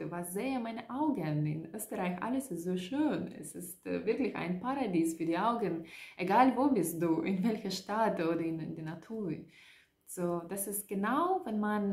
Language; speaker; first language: German; non-native, learner; Russian